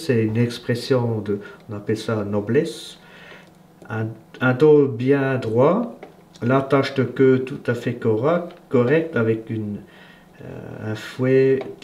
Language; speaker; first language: French; native; French